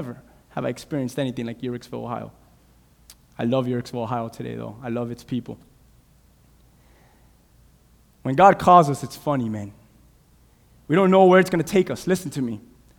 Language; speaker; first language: English; non-native, fluent; Spanish